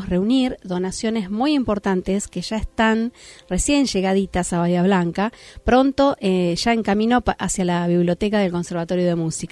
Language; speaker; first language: Spanish; native; Spanish